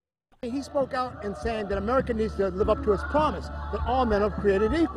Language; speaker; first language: English; native; English